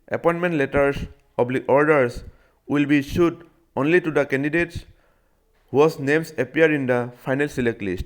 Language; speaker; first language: English; non-native, local second language; Assamese